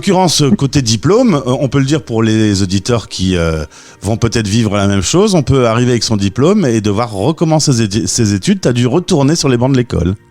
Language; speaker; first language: French; native; French